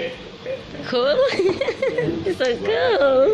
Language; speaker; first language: English; non-native, local second language; Indonesian